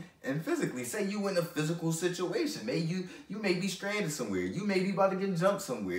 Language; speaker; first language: English; native; English